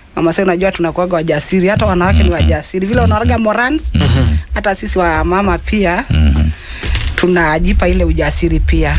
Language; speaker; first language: Swahili; non-native, local second language; Masai